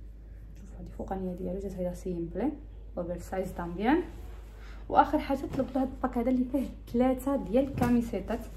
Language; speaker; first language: Arabic; early bilingual, heritage; Arabic